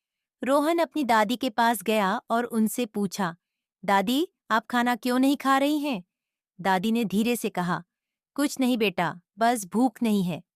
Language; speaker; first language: Hindi; native; Hindi